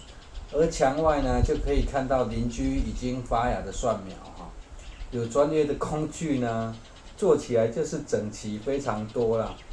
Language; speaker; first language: Chinese; native; Chinese